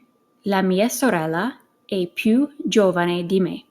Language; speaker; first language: Italian; non-native, fluent; English